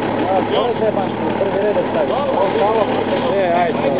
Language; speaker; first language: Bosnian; non-native, learner; Bulgarian